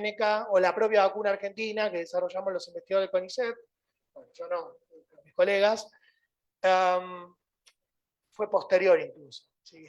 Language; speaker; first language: Spanish; native; Spanish